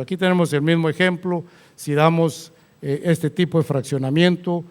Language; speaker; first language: Spanish; native; Spanish